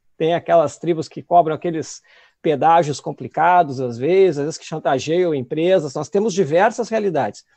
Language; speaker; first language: Portuguese; native; Portuguese